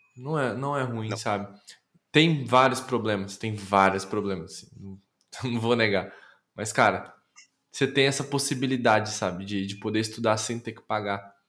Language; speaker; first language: Portuguese; native; Portuguese